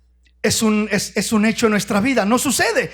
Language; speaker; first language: Spanish; native; Spanish